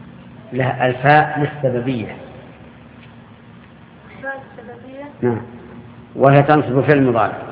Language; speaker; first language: Arabic; native; Arabic